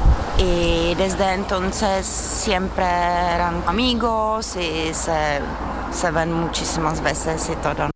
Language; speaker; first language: Spanish; non-native, fluent; Czech